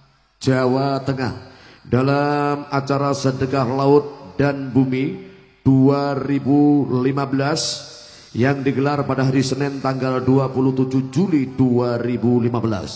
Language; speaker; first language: Indonesian; non-native, local second language; Javanese